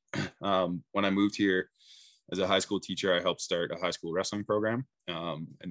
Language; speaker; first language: English; native; English